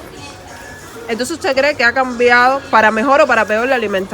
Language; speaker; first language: Spanish; native; Spanish